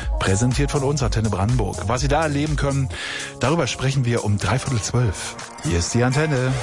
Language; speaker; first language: German; native; German